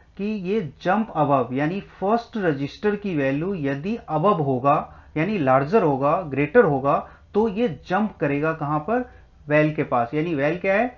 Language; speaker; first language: Hindi; native; Hindi